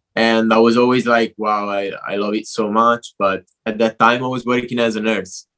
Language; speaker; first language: English; non-native, fluent; Italian